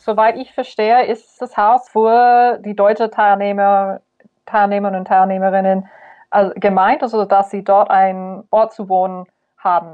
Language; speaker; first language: German; non-native, fluent; English